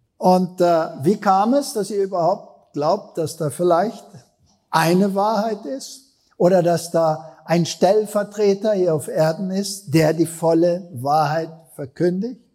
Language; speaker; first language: German; non-native, fluent; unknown